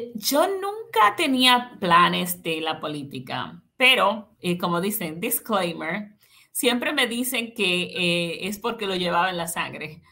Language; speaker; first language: Spanish; native; Spanish